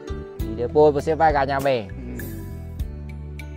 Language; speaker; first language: Portuguese; non-native, learner; Vietnamese